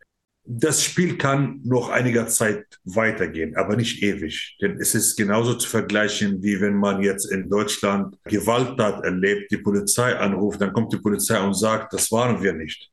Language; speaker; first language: German; non-native, fluent; Arabic